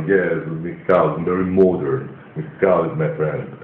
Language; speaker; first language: English; non-native, learner; Greek